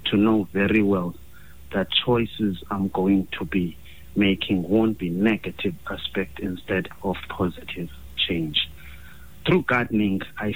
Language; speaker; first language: English; non-native, local second language; Xhosa